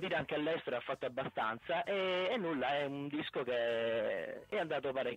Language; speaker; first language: Italian; native; Italian